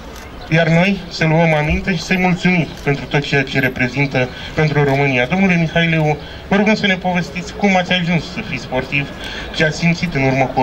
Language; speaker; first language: Romanian; native; Romanian